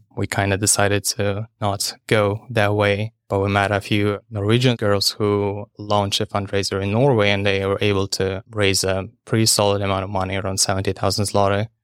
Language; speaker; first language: English; non-native, fluent; Ukrainian